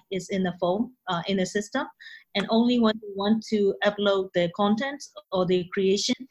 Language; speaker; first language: English; non-native, fluent; Burmese